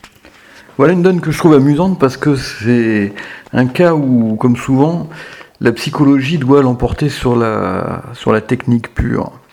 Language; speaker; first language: French; native; French